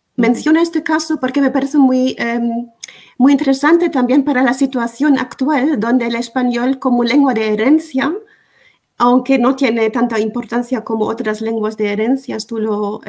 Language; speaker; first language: Spanish; non-native, fluent; German